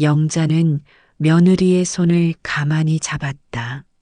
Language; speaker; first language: Korean; native; Korean